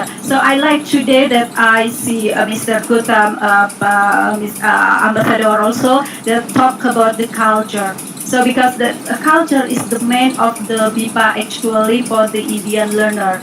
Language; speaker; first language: English; non-native, learner; Indonesian